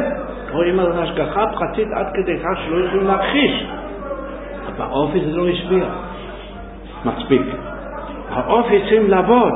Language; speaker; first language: Hebrew; non-native, fluent; English